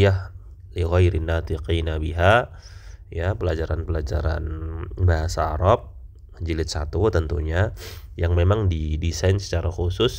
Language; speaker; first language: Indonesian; native; Indonesian